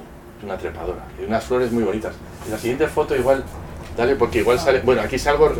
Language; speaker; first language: Spanish; native; Spanish